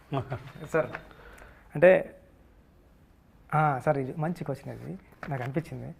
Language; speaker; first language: Telugu; native; Telugu